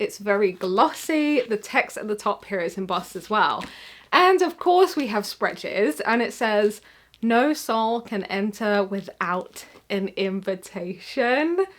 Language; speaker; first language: English; native; English